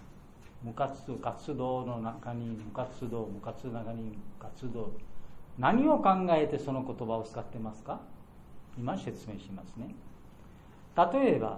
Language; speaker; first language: Japanese; non-native, learner; Bangla